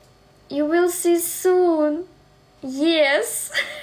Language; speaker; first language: English; non-native, learner; Russian